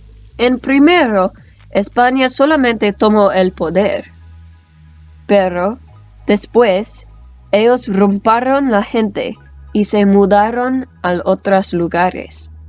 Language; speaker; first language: Spanish; non-native, learner; English